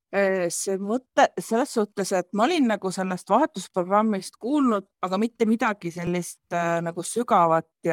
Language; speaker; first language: Estonian; native; Estonian